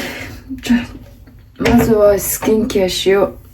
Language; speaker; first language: Japanese; non-native, fluent; Mongolian